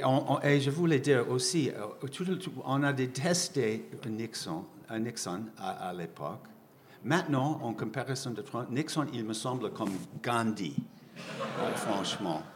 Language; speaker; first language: French; non-native, fluent; English